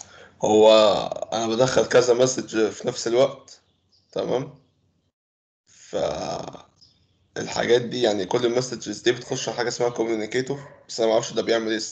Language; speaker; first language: Arabic; native; Arabic